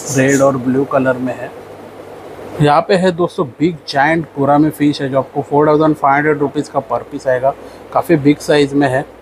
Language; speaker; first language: Hindi; non-native, local second language; Marathi